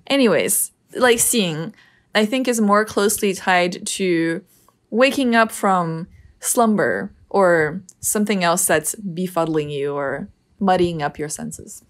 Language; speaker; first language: English; native; English